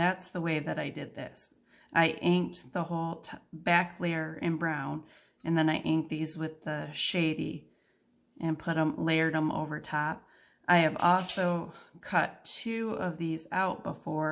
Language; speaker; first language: English; native; English